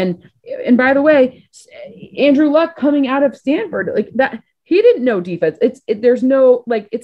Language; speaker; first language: English; native; English